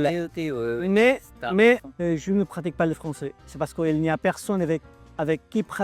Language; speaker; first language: French; non-native, fluent; Filipino